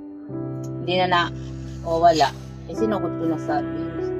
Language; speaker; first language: Filipino; non-native, local second language; Bikol